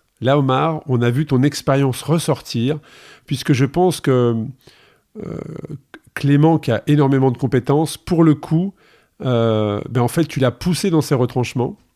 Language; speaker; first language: French; native; French